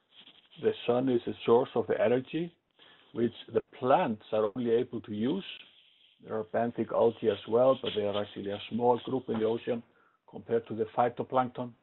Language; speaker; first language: English; non-native, fluent; Icelandic